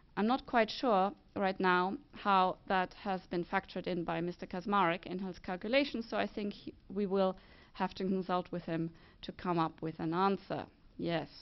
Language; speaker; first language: English; non-native, fluent; German